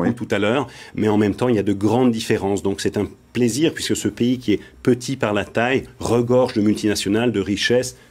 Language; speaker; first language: French; native; French